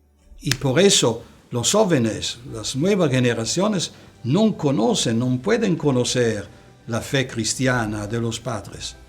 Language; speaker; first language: Spanish; non-native, fluent; Italian